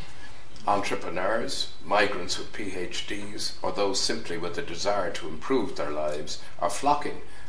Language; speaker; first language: English; native; English